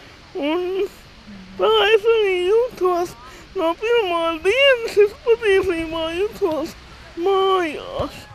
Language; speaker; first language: Latvian; non-native, local second language; Russian